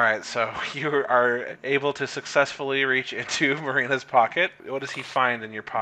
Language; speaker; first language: English; native; English